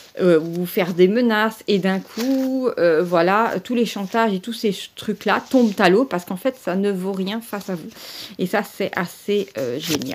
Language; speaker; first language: French; native; French